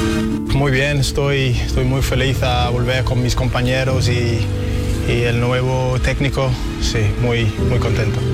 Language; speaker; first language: Spanish; non-native, fluent; English